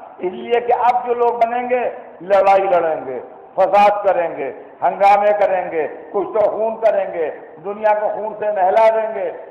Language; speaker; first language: Urdu; native; Urdu